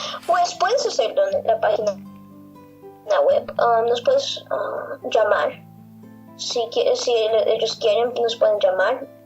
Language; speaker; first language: Spanish; non-native, fluent; English